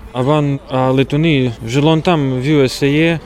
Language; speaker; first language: French; non-native, fluent; Latvian